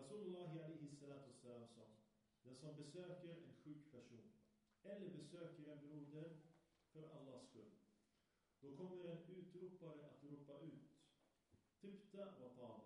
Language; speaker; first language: Swedish; early bilingual, other home language; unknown